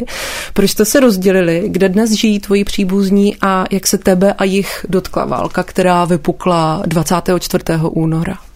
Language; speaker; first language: Czech; native; Czech